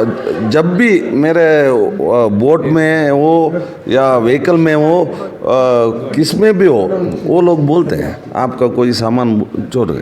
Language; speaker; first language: Hindi; non-native, local second language; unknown